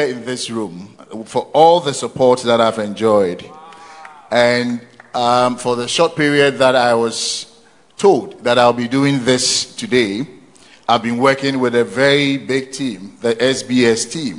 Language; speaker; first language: English; non-native, local second language; Akan